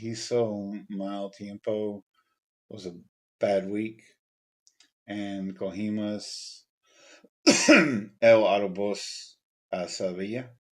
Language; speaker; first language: Spanish; non-native, learner; English